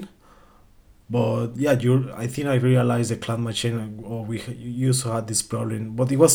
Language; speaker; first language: English; non-native, learner; Spanish